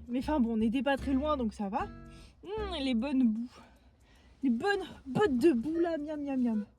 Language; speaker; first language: French; native; French